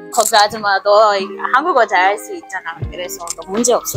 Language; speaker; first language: Korean; non-native, fluent; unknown